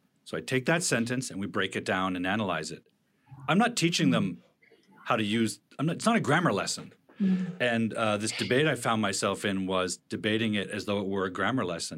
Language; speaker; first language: English; native; English